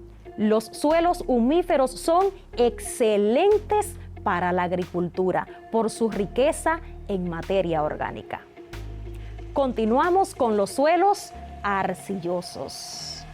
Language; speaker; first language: Spanish; native; Spanish